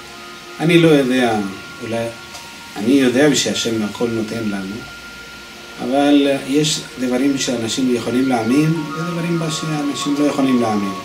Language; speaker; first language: Hebrew; non-native, fluent; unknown